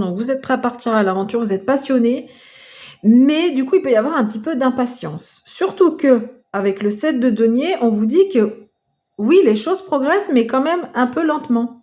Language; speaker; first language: French; native; French